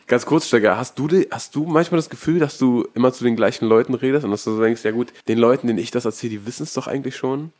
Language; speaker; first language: German; native; German